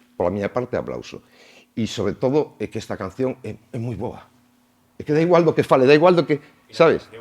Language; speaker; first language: Spanish; native; Spanish